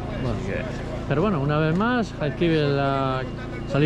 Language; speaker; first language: Spanish; native; Spanish